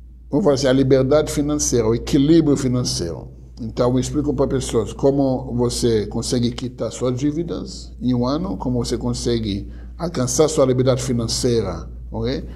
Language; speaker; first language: Portuguese; non-native, fluent; Hebrew